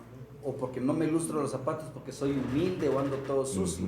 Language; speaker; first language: Spanish; native; Spanish